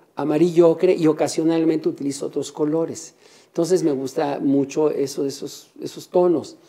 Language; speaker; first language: Spanish; native; Spanish